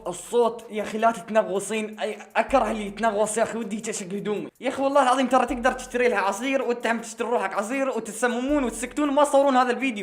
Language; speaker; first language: Arabic; native; Arabic